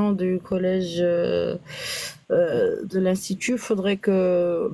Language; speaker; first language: French; native; French